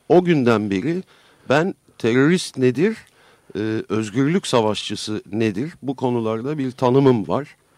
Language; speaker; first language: Turkish; native; Turkish